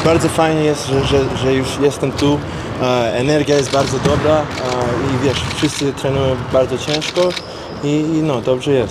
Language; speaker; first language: Polish; early bilingual, heritage; English